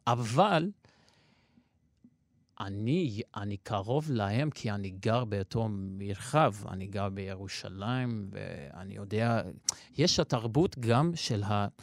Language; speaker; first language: Hebrew; non-native, local second language; Armenian